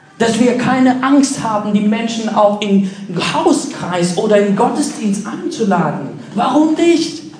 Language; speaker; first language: German; non-native, fluent; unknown